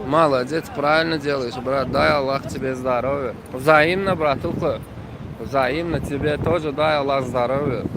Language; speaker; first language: Russian; non-native, fluent; Turkmen